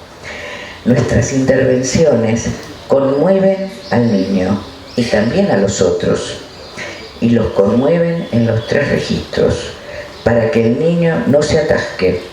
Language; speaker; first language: Spanish; native; Spanish